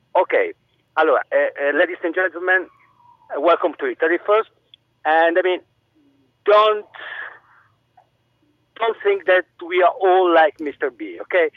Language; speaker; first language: English; non-native, fluent; Italian